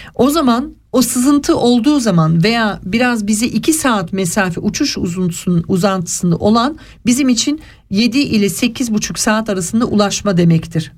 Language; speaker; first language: Turkish; early bilingual, heritage; Turkish